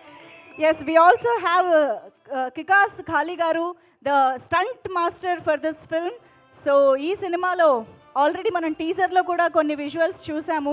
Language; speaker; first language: Telugu; native; Telugu